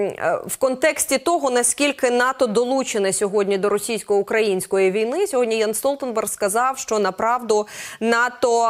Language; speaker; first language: Ukrainian; native; Ukrainian